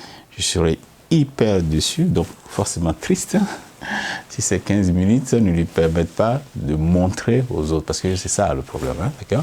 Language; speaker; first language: French; native; French